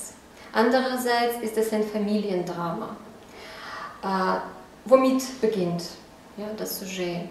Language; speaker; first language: German; non-native, fluent; Russian